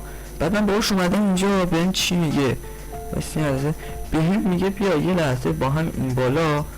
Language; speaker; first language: Persian; native; Persian